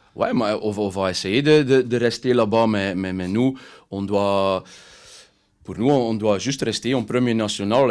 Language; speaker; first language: French; non-native, learner; Dutch